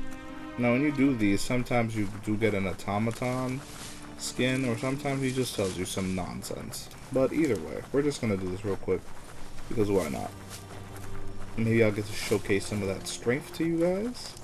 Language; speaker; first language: English; native; English